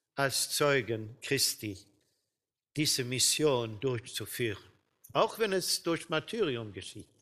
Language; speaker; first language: German; non-native, fluent; Swedish